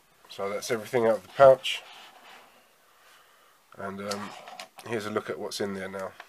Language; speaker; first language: English; native; English